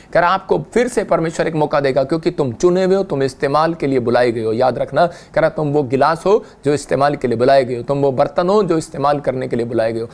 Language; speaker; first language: Hindi; native; Hindi